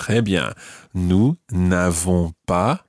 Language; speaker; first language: French; non-native, fluent; English